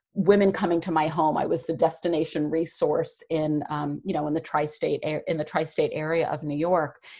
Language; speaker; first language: English; native; English